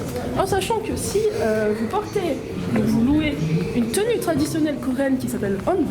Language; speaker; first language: French; native; French